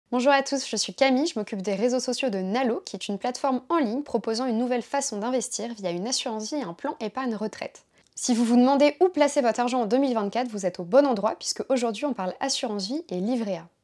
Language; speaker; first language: French; native; French